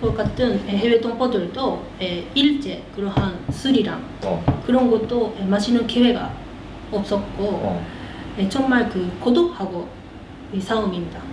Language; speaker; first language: Korean; early bilingual, heritage; Korean